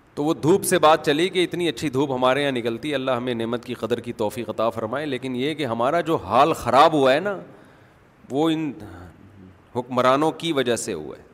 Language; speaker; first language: Urdu; native; Urdu